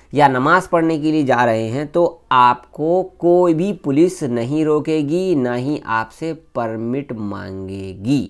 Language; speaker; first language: Hindi; native; Hindi